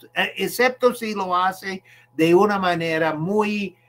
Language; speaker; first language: Spanish; non-native, fluent; English